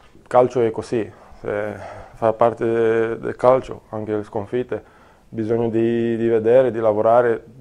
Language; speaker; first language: Italian; non-native, learner; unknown